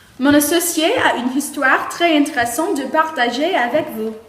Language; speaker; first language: French; non-native, learner; English